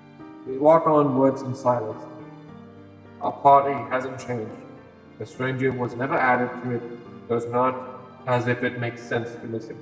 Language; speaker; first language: English; native; English